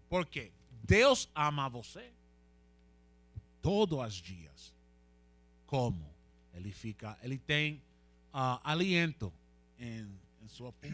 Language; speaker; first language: Portuguese; non-native, learner; Spanish